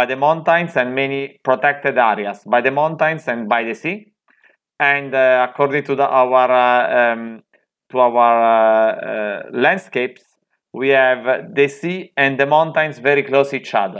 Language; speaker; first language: English; non-native, fluent; Italian